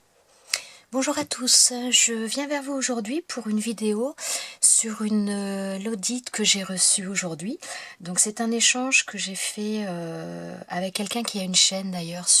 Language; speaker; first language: French; native; French